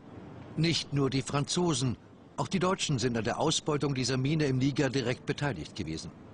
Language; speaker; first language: German; native; German